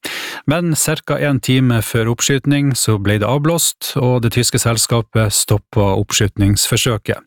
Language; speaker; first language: Norwegian; native; Norwegian